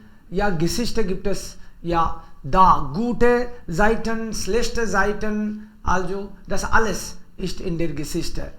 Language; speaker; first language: German; non-native, fluent; Hindi